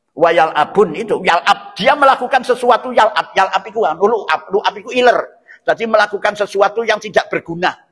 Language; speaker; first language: Indonesian; non-native, local second language; Javanese